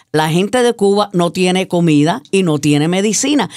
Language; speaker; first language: Spanish; early bilingual, heritage; Spanish